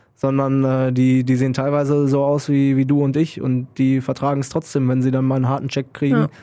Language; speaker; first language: German; native; German